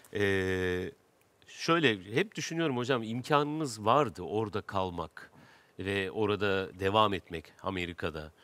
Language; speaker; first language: Turkish; native; Turkish